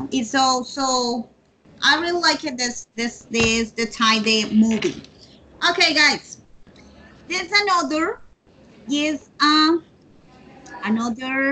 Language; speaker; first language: English; non-native, learner; Spanish